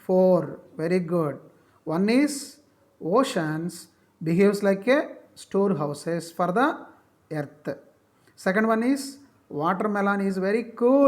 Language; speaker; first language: English; non-native, local second language; Telugu